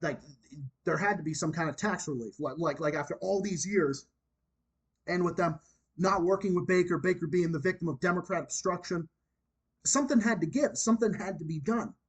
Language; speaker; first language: English; native; English